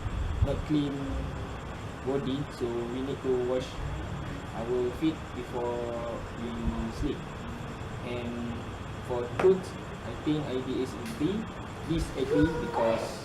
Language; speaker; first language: English; non-native, learner; Malay